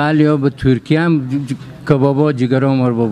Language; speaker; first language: Persian; native; Persian